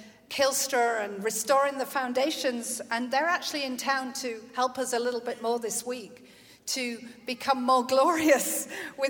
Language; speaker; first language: English; native; English